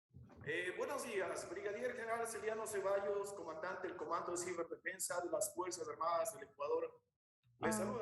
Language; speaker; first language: Spanish; native; Spanish